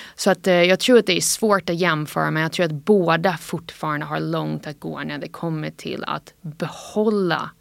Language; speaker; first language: Swedish; non-native, fluent; English